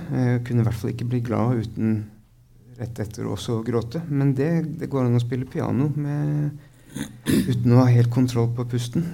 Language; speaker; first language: Norwegian; native; Norwegian